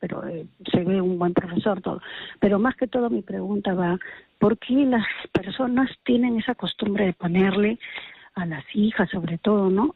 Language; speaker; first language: Spanish; native; Spanish